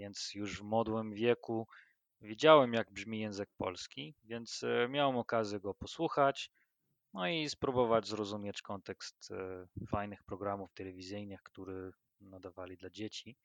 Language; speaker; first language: Polish; non-native, learner; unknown